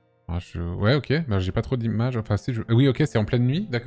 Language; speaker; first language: French; native; French